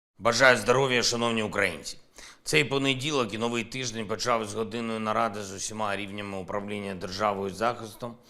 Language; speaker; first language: Ukrainian; non-native, local second language; Russian